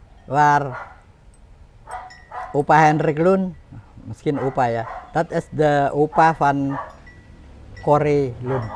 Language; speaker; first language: Dutch; non-native, fluent; Indonesian